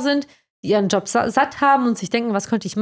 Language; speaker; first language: German; native; German